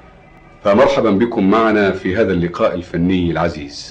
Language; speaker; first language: Arabic; native; Arabic